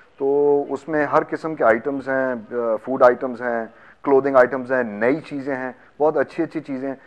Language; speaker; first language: Urdu; non-native, local second language; Sindhi